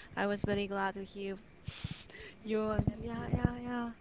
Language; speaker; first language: English; non-native, fluent; Japanese